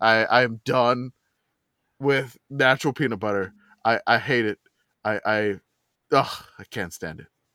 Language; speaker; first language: English; native; English